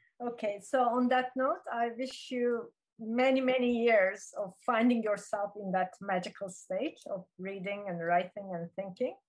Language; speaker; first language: English; non-native, fluent; Turkish